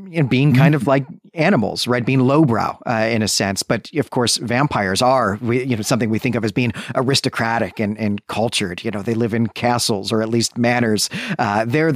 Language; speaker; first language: English; native; English